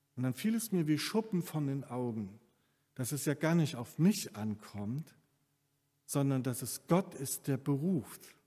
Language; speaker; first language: German; native; German